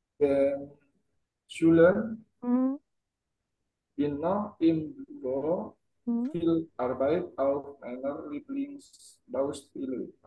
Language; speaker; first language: German; non-native, learner; Indonesian